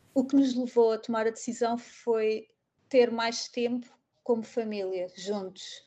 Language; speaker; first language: Portuguese; native; Portuguese